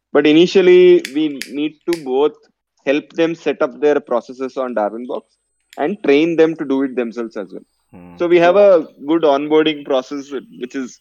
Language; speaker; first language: English; non-native, local second language; Telugu